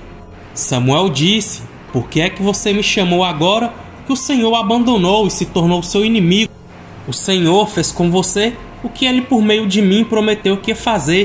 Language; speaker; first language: Portuguese; native; Portuguese